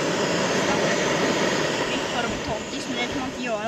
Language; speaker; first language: Swedish; native; Swedish